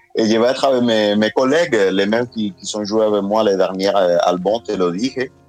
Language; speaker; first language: French; non-native, fluent; Spanish